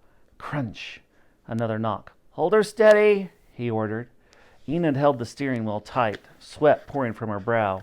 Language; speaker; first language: English; native; English